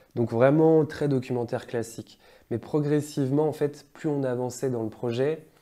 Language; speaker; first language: French; native; French